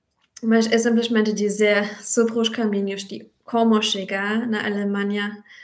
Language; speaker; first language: Portuguese; non-native, fluent; German